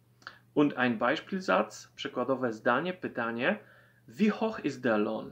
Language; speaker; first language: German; non-native, fluent; Polish